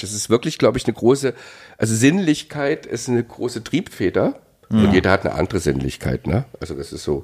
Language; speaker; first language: German; native; German